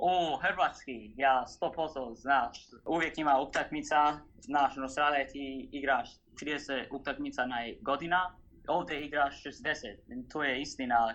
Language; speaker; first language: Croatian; early bilingual, heritage; English